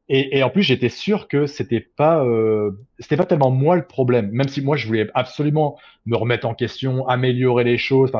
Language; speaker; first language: French; native; French